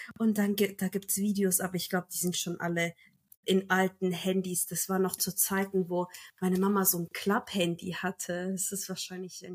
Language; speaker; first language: German; early bilingual, other home language; Turkish